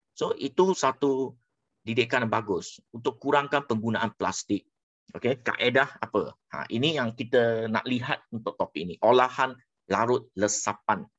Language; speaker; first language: Malay; non-native, local second language; Chinese